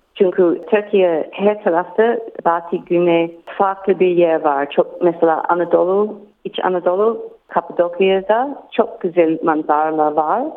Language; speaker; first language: Turkish; non-native, learner; English